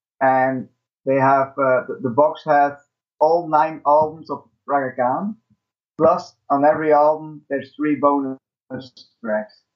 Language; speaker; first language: English; non-native, fluent; Dutch